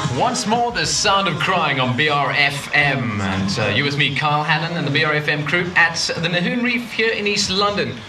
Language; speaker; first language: English; native; English